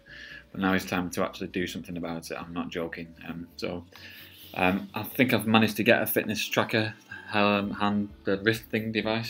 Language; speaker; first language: English; native; English